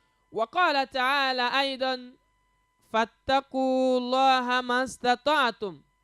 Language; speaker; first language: Arabic; non-native, fluent; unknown